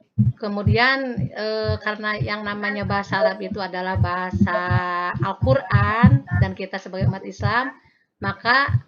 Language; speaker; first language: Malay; non-native, local second language; Sundanese